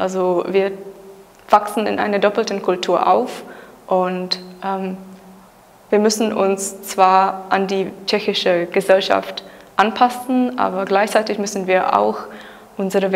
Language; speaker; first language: German; non-native, fluent; Czech